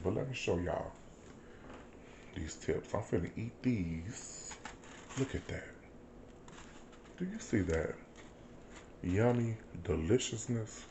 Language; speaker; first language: English; native; English